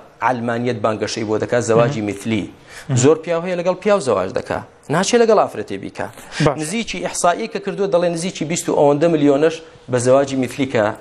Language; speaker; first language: Central Kurdish; native; Central Kurdish